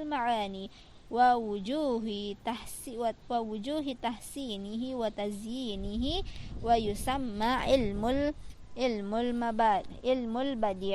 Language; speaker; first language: Arabic; non-native, fluent; Indonesian